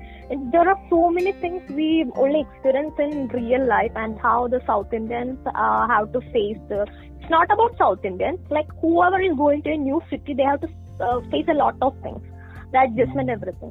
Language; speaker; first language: English; non-native, local second language; Malayalam